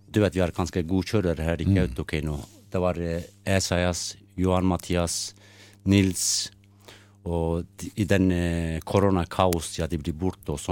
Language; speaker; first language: Norwegian; non-native, fluent; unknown